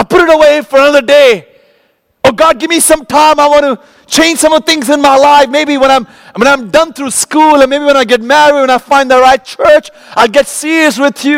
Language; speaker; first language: English; non-native, local second language; Malayalam